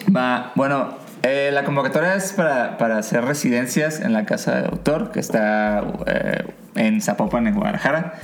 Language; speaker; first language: Spanish; native; Spanish